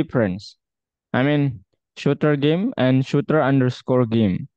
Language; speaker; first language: English; non-native, fluent; Indonesian